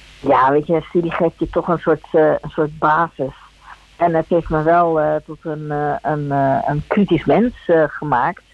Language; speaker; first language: Dutch; early bilingual, other home language; Spanish